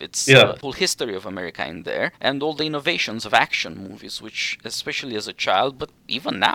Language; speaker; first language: English; non-native, fluent; Romanian